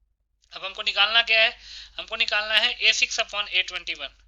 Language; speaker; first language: Hindi; native; Hindi